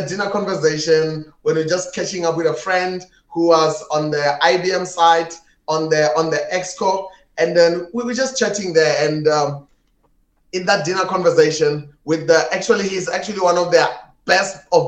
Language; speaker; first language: English; non-native, local second language; Tswana